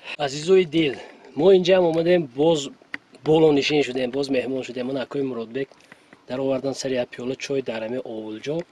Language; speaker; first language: Tajik; native; Tajik